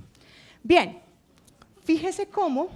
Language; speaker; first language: Spanish; native; Spanish